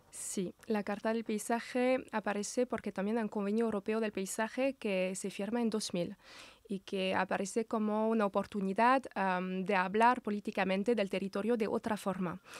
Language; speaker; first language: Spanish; non-native, fluent; French